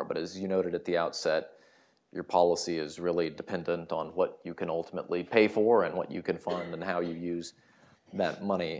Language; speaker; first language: English; native; English